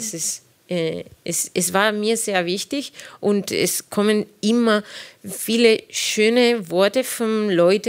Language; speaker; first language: German; non-native, fluent; Spanish